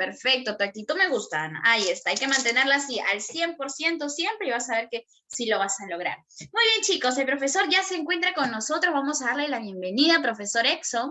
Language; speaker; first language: Spanish; native; Spanish